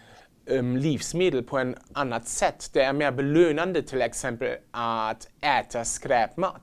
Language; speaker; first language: Swedish; non-native, fluent; German